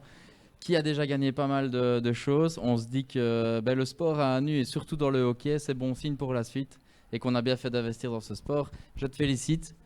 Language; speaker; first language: French; native; French